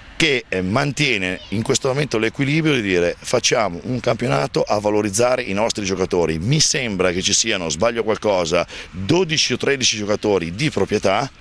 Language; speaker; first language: Italian; native; Italian